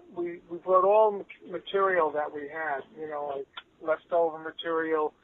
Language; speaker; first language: English; native; English